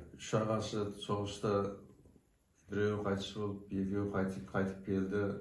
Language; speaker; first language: Kazakh; non-native, local second language; Turkish